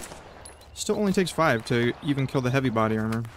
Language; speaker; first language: English; native; English